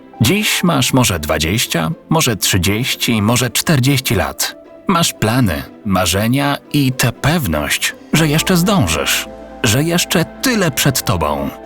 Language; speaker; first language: Polish; native; Polish